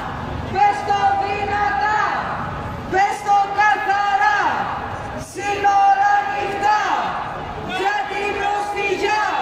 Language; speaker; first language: Greek; native; Greek